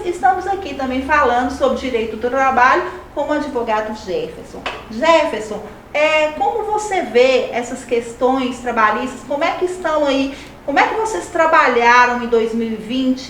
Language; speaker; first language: Portuguese; native; Portuguese